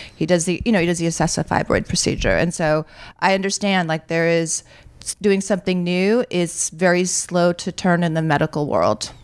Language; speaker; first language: English; native; English